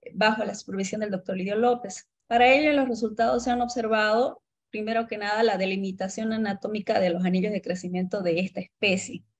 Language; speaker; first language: Spanish; native; Spanish